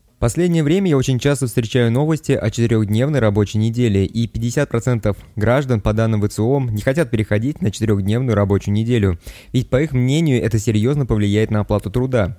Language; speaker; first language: Russian; native; Russian